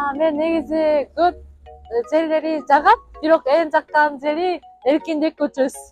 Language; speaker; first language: Kyrgyz; non-native, learner; Japanese